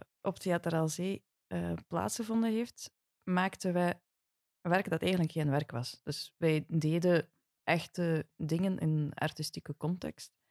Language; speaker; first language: Dutch; non-native, fluent; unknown